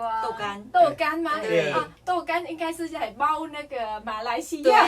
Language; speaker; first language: Chinese; non-native, fluent; Vietnamese